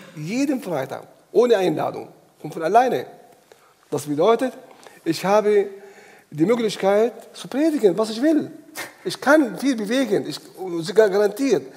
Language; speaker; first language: German; non-native, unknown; Arabic